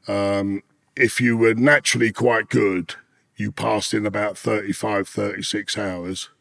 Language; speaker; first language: English; native; English